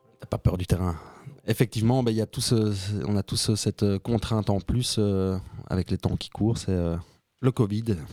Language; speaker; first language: French; native; French